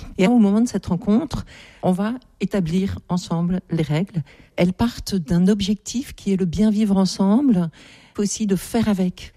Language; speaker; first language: French; native; French